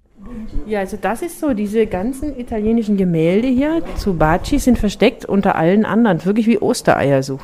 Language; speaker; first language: German; native; German